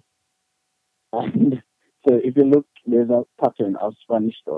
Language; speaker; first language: English; non-native, local second language; Jamaican Creole English